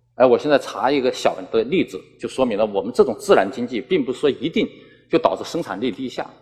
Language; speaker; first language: Chinese; native; Chinese